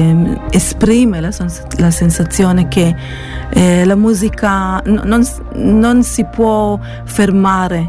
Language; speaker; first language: Italian; non-native, fluent; Hebrew